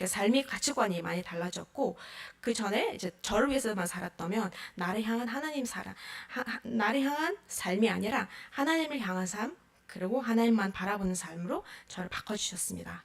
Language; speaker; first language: Korean; non-native, fluent; Mongolian